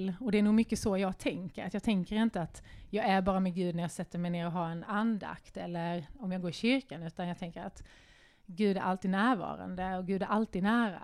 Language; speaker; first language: Swedish; native; Swedish